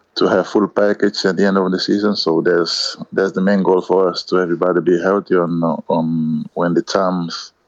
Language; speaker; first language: English; non-native, learner; Kabuverdianu